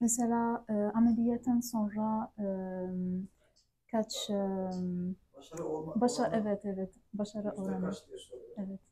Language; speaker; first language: Turkish; non-native, fluent; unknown